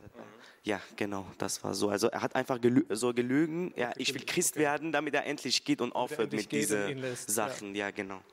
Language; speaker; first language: German; early bilingual, other home language; Persian